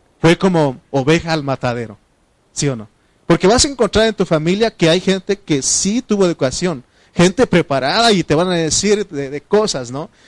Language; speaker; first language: Spanish; non-native, local second language; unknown